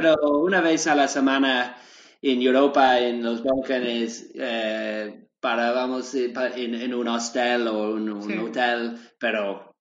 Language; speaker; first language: Spanish; non-native, learner; English